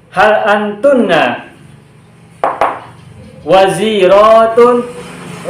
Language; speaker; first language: Arabic; non-native, fluent; Indonesian